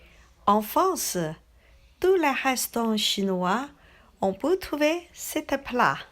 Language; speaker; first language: French; non-native, learner; Chinese